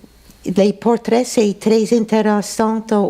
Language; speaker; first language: French; non-native, local second language; English